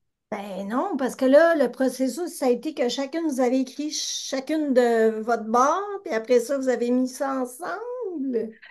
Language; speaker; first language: French; native; French